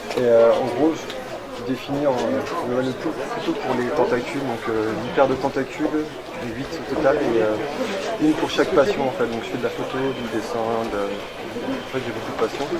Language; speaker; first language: French; native; French